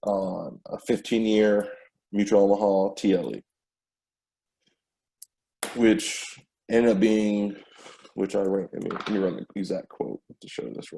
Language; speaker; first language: English; native; English